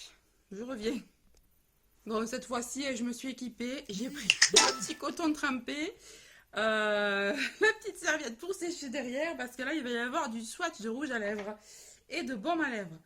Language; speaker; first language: French; native; French